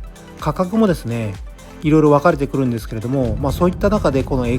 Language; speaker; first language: Japanese; native; Japanese